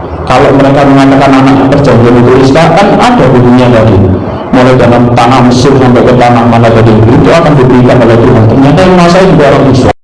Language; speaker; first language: Indonesian; native; Indonesian